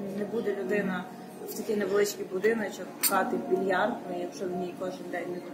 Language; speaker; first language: Ukrainian; native; Ukrainian